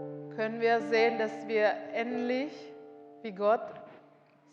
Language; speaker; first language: German; non-native, learner; Indonesian